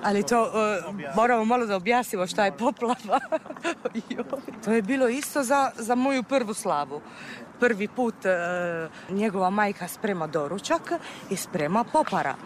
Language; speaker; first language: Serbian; non-native, fluent; Italian